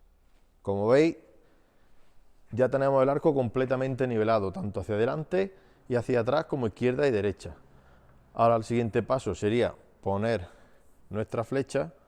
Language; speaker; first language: Spanish; native; Spanish